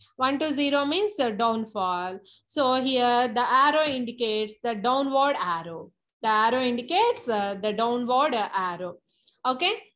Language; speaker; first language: English; non-native, local second language; Telugu